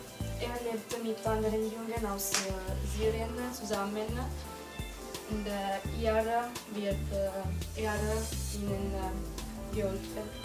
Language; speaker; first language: German; non-native, learner; Italian